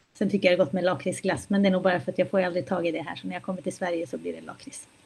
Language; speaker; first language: Swedish; native; Swedish